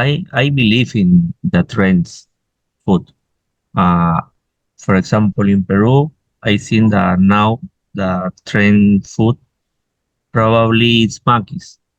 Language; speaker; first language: English; non-native, learner; Spanish